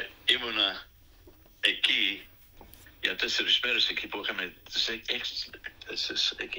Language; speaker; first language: Greek; early bilingual, heritage; Greek